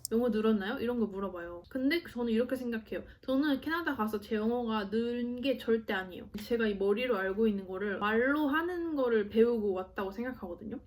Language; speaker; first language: Korean; native; Korean